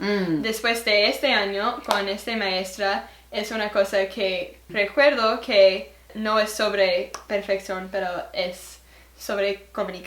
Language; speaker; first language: Spanish; non-native, learner; English